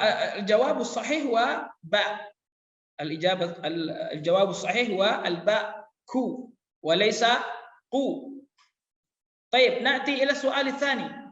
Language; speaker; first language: Arabic; non-native, fluent; Indonesian